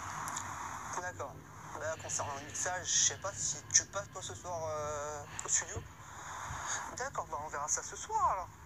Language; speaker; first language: French; native; French